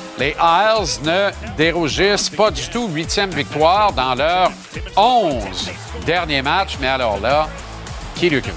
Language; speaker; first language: French; native; French